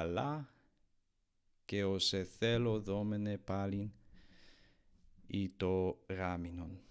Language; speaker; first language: Greek; non-native, learner; English